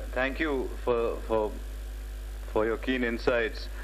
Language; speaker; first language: English; early bilingual, other home language; Urdu